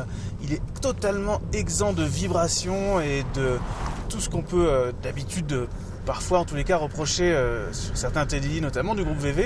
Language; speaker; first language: French; native; French